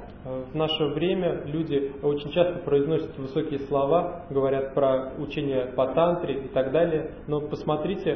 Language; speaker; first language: Russian; native; Russian